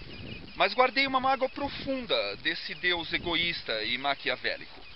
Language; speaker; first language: Portuguese; native; Portuguese